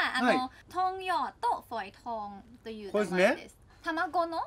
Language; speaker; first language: Japanese; non-native, learner; Thai